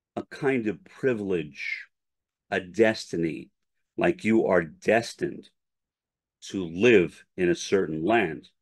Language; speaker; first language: English; native; English